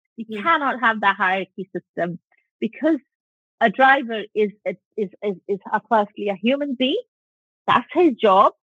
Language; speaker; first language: English; non-native, local second language; Punjabi